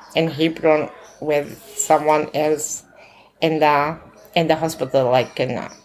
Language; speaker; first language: English; non-native, learner; Arabic